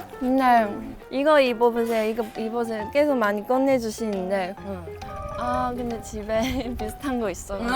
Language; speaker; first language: Korean; non-native, fluent; Chinese